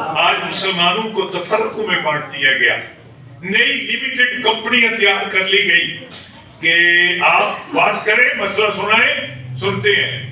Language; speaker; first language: Urdu; non-native, local second language; Punjabi